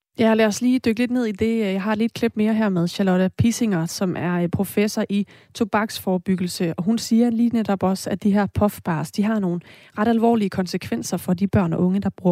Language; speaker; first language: Danish; native; Danish